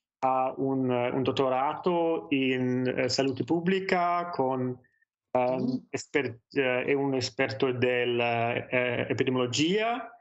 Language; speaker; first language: Italian; non-native, learner; German